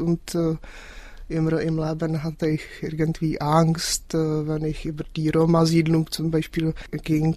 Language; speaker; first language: German; non-native, fluent; Czech